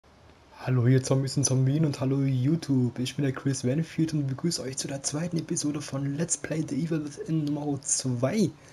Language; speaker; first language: German; native; German